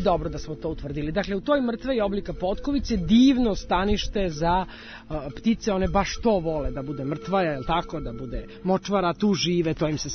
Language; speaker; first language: Serbian; native; Serbian